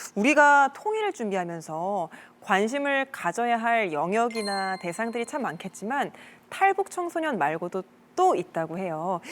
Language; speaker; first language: Korean; native; Korean